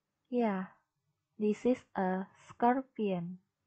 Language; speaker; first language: English; non-native, fluent; Indonesian